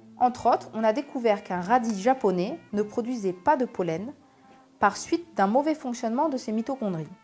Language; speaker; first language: French; native; French